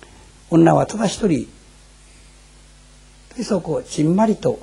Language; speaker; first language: Japanese; native; Japanese